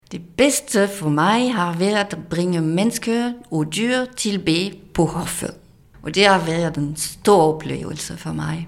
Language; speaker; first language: Danish; non-native, fluent; French